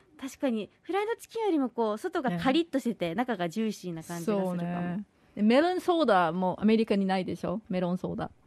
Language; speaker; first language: Japanese; native; Japanese